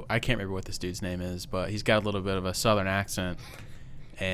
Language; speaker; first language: English; native; English